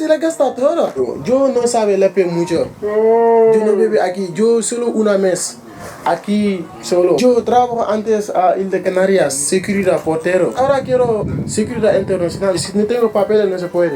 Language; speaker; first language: Spanish; non-native, learner; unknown